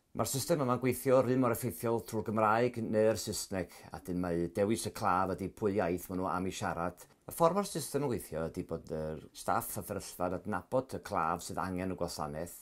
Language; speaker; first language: Welsh; native; Welsh